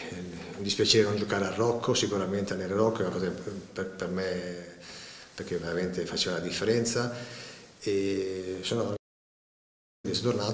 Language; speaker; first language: Italian; native; Italian